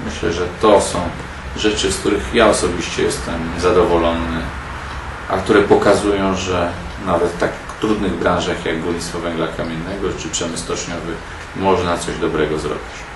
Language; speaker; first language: Polish; native; Polish